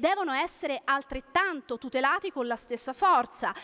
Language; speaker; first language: Italian; native; Italian